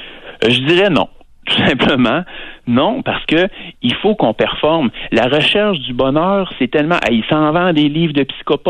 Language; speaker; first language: French; native; French